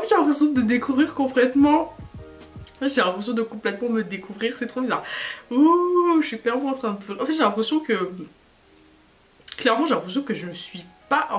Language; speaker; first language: French; native; French